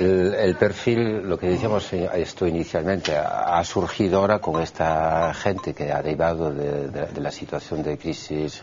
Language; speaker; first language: Spanish; native; Spanish